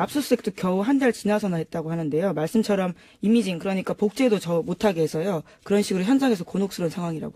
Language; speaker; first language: Korean; native; Korean